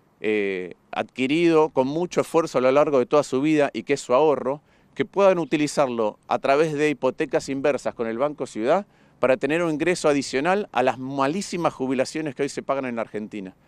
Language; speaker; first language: Spanish; native; Spanish